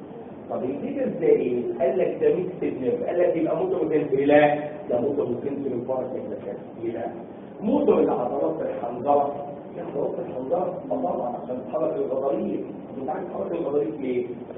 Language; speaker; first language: Arabic; native; Arabic